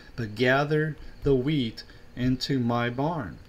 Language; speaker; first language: English; native; English